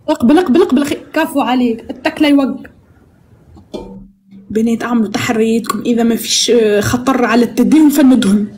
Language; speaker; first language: Arabic; native; Arabic